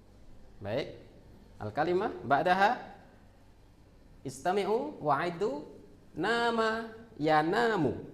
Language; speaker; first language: Arabic; non-native, fluent; Indonesian